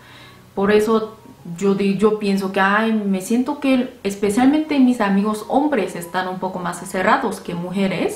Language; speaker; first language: Spanish; non-native, fluent; Korean